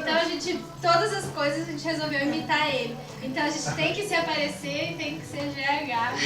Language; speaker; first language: Portuguese; non-native, local second language; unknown